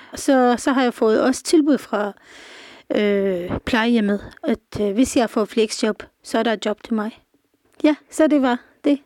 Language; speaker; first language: Danish; non-native, fluent; Arabic